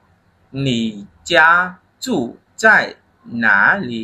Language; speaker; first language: Chinese; non-native, fluent; Khmer